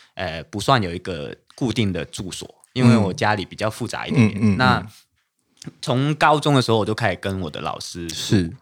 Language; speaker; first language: Chinese; non-native, fluent; Cantonese